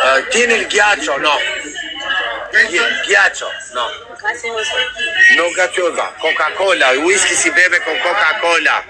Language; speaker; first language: Italian; non-native, learner; Albanian